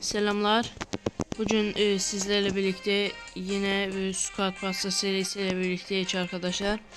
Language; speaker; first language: Turkish; native; Turkish